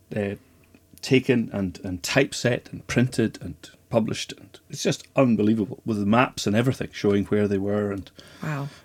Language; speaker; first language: English; native; English